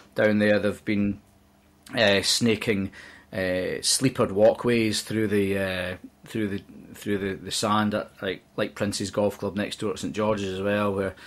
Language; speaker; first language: English; native; English